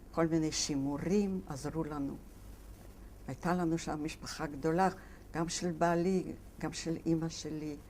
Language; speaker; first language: Hebrew; non-native, fluent; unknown